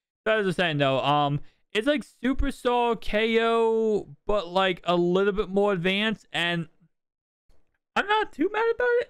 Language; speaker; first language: English; native; English